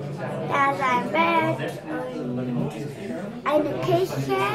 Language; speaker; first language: German; non-native, learner; Polish